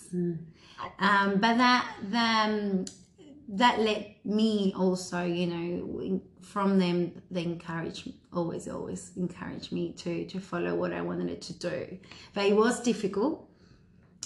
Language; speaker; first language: English; early bilingual, other home language; Spanish